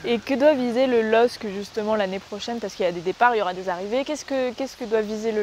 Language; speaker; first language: French; native; French